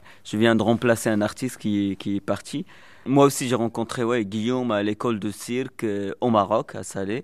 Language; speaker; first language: French; non-native, local second language; Arabic